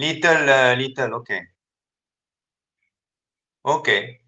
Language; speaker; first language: English; non-native, learner; French